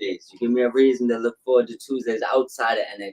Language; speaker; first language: English; native; English